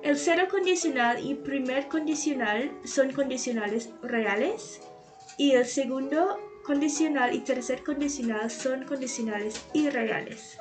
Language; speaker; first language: Spanish; non-native, fluent; English